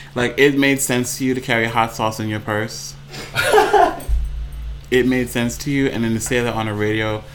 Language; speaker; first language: English; native; English